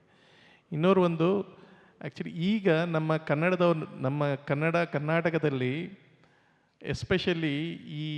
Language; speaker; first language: Kannada; non-native, local second language; Telugu